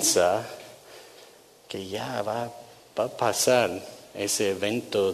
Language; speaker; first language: Spanish; non-native, fluent; English